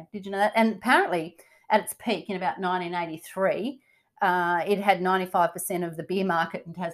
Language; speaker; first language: English; native; English